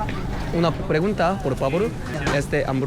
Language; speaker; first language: Spanish; non-native, learner; Korean